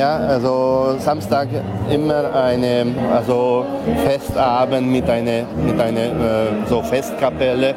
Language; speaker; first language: German; non-native, local second language; Hungarian